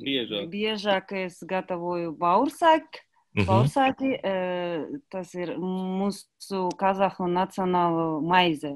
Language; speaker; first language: Latvian; non-native, learner; Kazakh